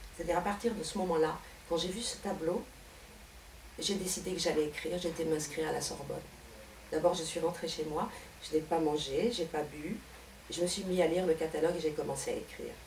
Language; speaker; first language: French; native; French